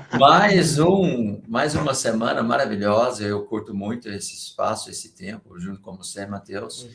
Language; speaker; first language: Portuguese; non-native, fluent; English